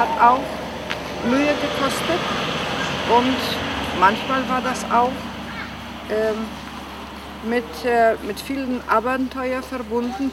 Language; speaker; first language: German; non-native, fluent; Polish